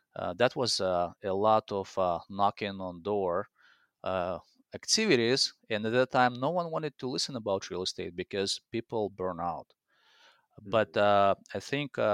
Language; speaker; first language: English; non-native, fluent; Russian